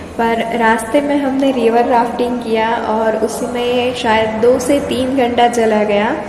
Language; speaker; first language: Hindi; non-native, local second language; Gujarati